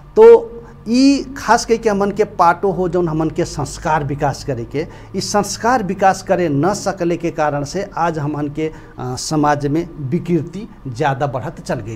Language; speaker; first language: Bhojpuri; non-native, local second language; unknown